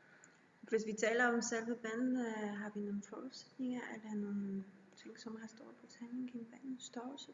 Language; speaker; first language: Danish; non-native, learner; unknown